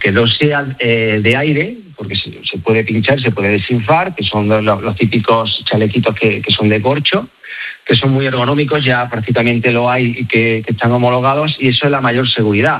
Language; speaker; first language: Spanish; native; Spanish